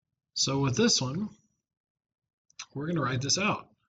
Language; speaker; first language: English; native; English